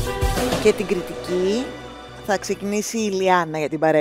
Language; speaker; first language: Greek; native; Greek